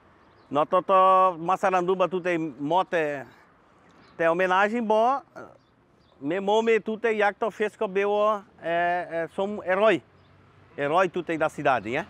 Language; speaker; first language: Polish; early bilingual, heritage; Polish